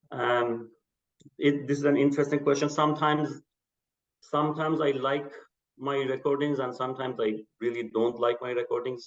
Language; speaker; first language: English; non-native, fluent; Persian